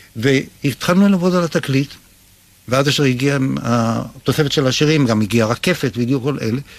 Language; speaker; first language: Hebrew; native; Hebrew